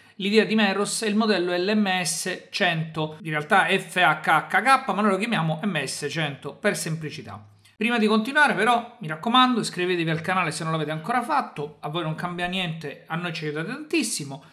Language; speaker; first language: Italian; native; Italian